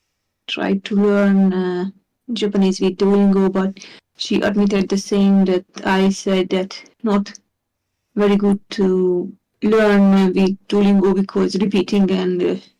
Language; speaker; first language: English; non-native, learner; Hungarian